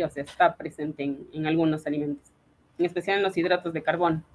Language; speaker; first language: Spanish; native; Spanish